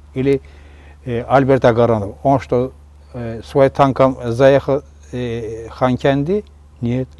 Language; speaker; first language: Russian; non-native, local second language; Azerbaijani